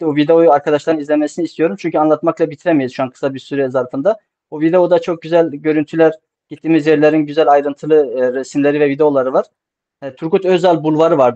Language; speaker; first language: Turkish; native; Turkish